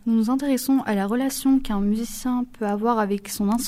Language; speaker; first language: French; native; French